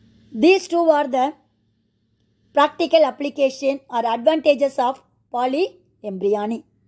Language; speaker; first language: English; non-native, local second language; Tamil